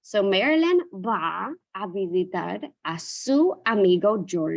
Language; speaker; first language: Spanish; non-native, fluent; English